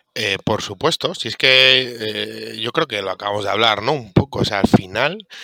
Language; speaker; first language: Spanish; native; Spanish